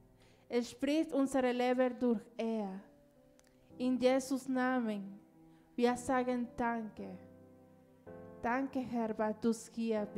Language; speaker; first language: German; non-native, learner; Spanish